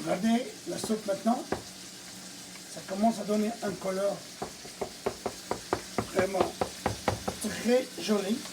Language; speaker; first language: French; non-native, fluent; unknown